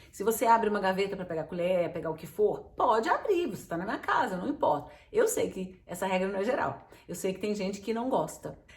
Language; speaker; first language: Portuguese; native; Portuguese